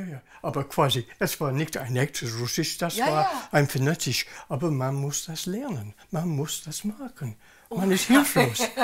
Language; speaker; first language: German; non-native, learner; English